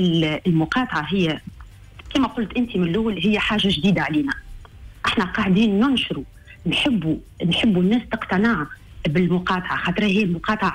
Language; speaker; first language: Arabic; native; Arabic